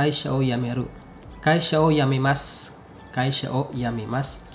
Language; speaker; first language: Japanese; non-native, fluent; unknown